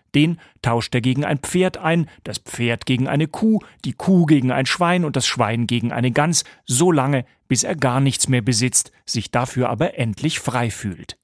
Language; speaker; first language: German; native; German